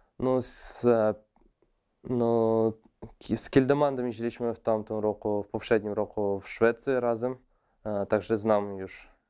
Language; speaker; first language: Polish; non-native, fluent; Russian